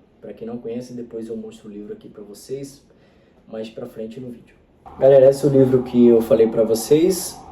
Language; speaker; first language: Portuguese; non-native, fluent; Spanish